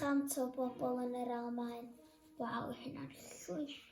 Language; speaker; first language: Welsh; non-native, local second language; English